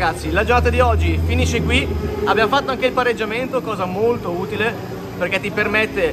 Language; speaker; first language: Italian; native; Italian